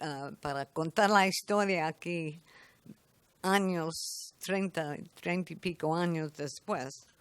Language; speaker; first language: Spanish; non-native, fluent; English